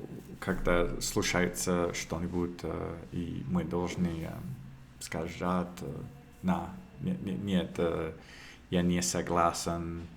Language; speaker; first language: Russian; non-native, learner; English